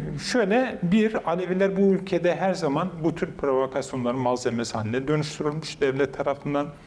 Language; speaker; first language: Turkish; non-native, local second language; Kurdish